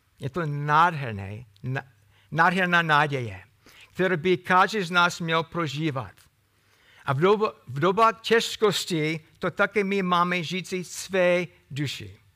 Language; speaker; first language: Czech; non-native, fluent; English